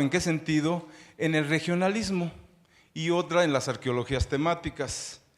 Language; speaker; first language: Spanish; native; Spanish